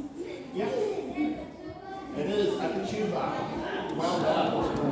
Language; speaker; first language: English; native; English